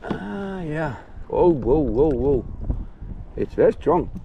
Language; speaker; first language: English; non-native, fluent; Danish